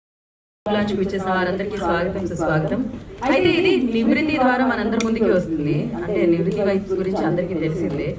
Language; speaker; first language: Telugu; native; Telugu